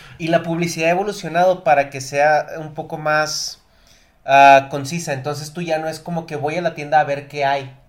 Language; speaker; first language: Spanish; native; Spanish